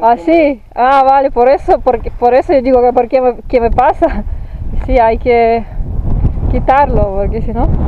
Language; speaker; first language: Spanish; non-native, fluent; Italian